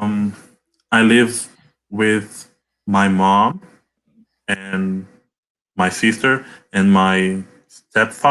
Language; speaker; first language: English; non-native, learner; Portuguese